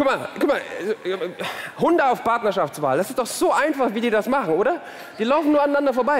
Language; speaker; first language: German; early bilingual, other home language; Turkish